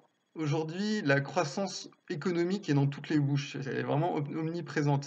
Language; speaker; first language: French; native; French